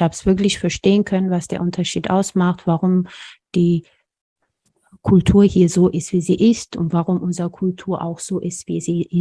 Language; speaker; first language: German; non-native, fluent; Amharic